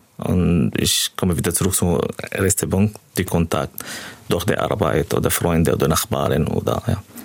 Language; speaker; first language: German; non-native, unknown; Arabic